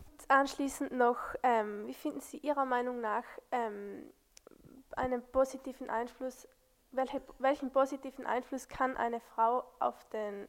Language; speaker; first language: German; native; German